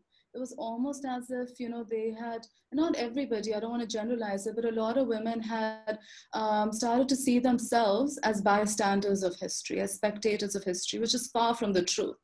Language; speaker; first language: English; non-native, local second language; Urdu